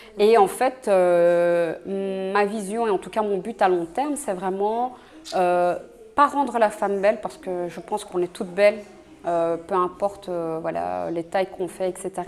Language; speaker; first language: French; early bilingual, other home language; Spanish